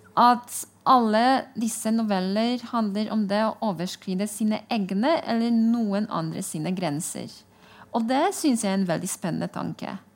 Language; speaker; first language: Norwegian; non-native, fluent; Polish